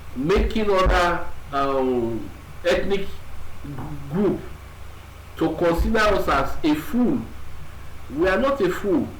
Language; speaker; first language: English; non-native, local second language; Yoruba